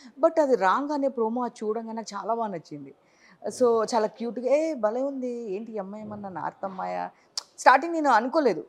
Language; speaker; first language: Telugu; native; Telugu